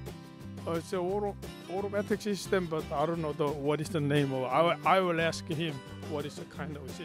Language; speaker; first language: English; non-native, learner; Korean